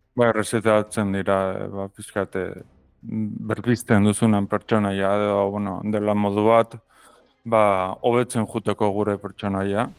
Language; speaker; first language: Basque; native; Basque